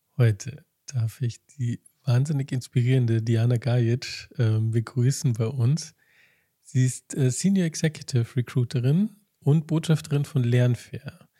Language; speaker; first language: German; native; German